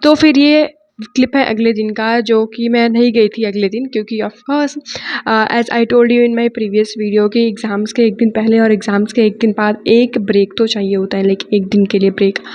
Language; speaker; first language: Hindi; native; Hindi